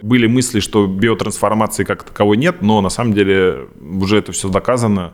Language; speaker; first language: Russian; native; Russian